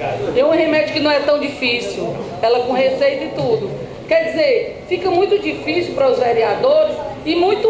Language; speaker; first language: Portuguese; native; Portuguese